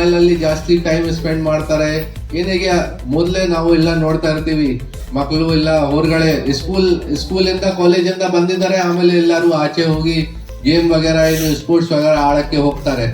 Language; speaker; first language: Kannada; non-native, fluent; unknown